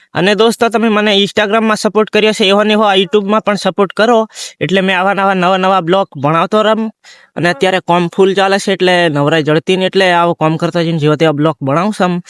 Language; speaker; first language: Gujarati; non-native, local second language; Bhili